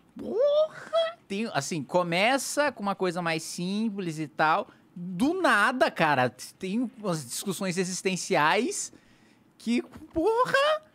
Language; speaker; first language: Portuguese; native; Portuguese